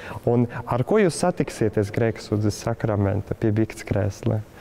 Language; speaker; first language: Latvian; non-native, fluent; Russian